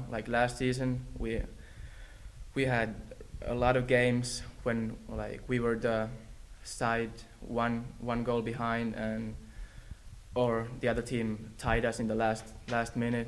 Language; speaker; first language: English; non-native, fluent; Finnish